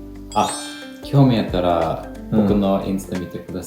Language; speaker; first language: Japanese; non-native, fluent; Lithuanian